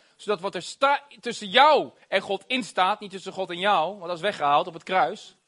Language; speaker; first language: Dutch; native; Dutch